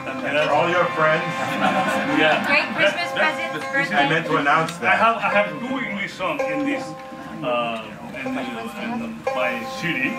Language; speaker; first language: English; non-native, learner; Nepali